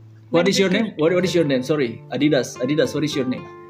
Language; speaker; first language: English; non-native, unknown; Indonesian